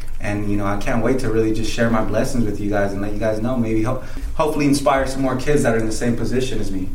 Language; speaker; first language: English; early bilingual, other home language; Spanish